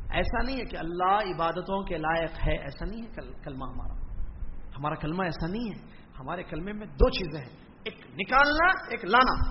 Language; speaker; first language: Urdu; native; Urdu